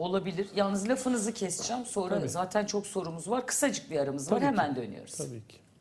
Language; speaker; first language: Turkish; native; Turkish